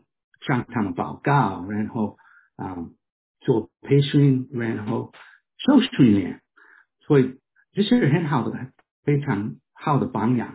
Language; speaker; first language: Chinese; non-native, fluent; English